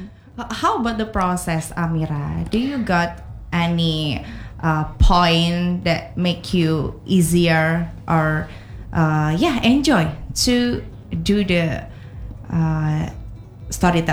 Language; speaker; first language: English; non-native, learner; Indonesian